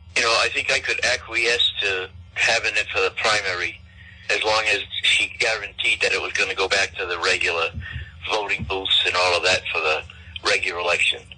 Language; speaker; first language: English; native; English